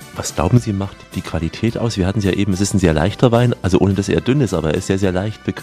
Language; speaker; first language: German; native; German